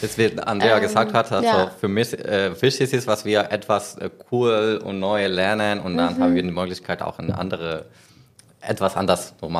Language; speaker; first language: German; non-native, learner; Spanish